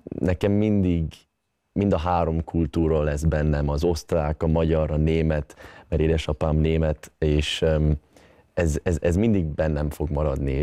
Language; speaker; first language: Hungarian; early bilingual, other home language; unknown